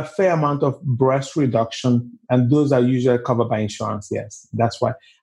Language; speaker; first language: English; non-native, local second language; Igbo